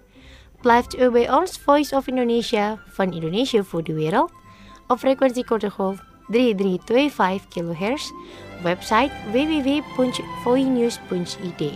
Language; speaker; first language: Dutch; non-native, learner; Indonesian